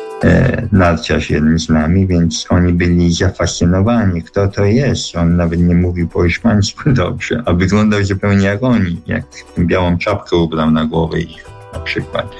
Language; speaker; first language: Polish; early bilingual, heritage; Polish